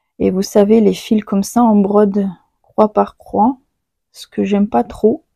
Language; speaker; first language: French; non-native, fluent; Ukrainian